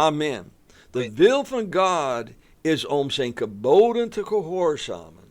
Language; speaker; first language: Dutch; non-native, fluent; English